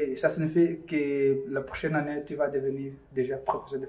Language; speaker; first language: French; non-native, fluent; Portuguese